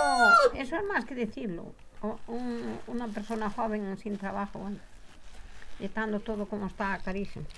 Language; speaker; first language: Spanish; non-native, local second language; Galician